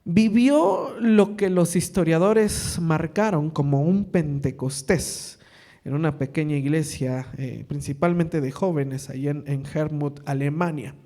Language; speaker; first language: Spanish; native; Spanish